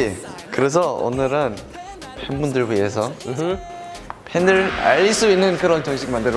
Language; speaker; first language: Korean; non-native, fluent; English